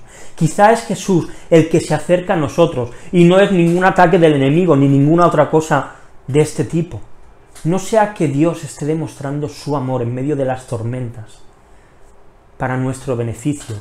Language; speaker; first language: Spanish; native; Spanish